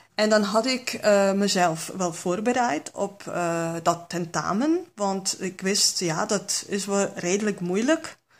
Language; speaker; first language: Dutch; non-native, fluent; German